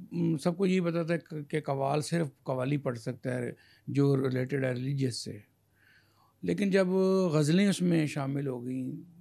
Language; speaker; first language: Urdu; non-native, local second language; Punjabi